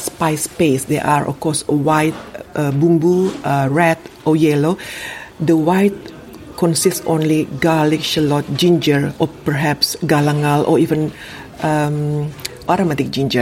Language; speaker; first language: English; non-native, fluent; Indonesian